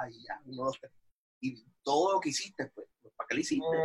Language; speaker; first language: Spanish; native; Spanish